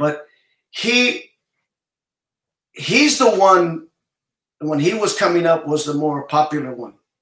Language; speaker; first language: English; early bilingual, other home language; Spanish